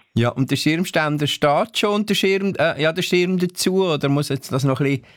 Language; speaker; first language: German; native; German